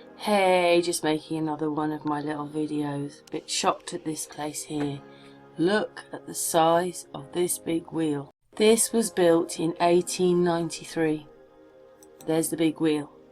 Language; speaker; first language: English; native; English